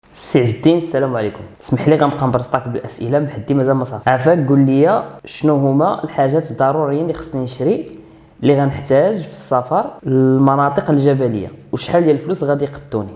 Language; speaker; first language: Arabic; native; Arabic